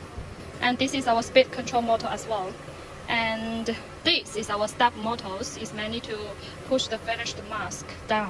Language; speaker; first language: English; non-native, learner; Chinese